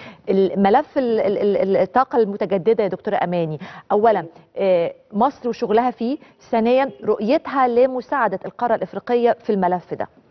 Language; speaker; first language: Arabic; native; Arabic